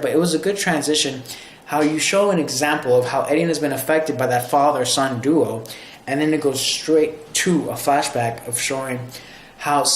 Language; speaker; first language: English; native; English